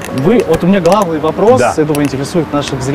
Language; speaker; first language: Russian; native; Russian